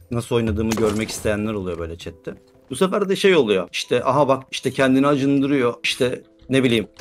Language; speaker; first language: Turkish; native; Turkish